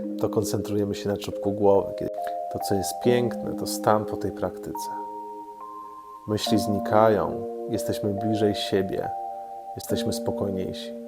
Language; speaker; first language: Polish; native; Polish